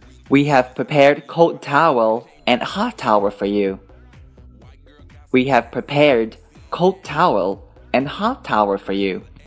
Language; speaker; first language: English; non-native, fluent; Chinese